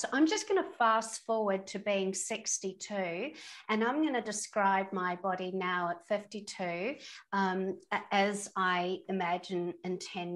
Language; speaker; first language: English; native; English